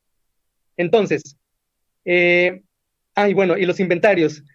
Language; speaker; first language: Spanish; native; Spanish